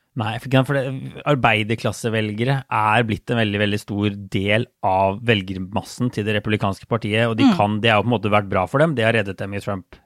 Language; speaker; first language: Norwegian; native; Norwegian